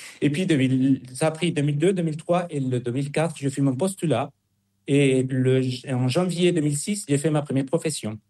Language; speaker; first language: French; non-native, fluent; Spanish